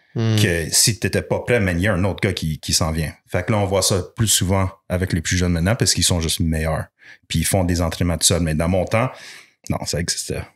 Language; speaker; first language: French; non-native, local second language; English